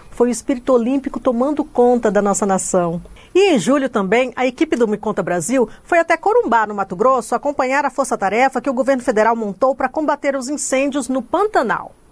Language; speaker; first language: Portuguese; native; Portuguese